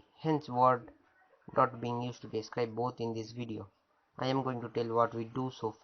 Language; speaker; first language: English; non-native, fluent; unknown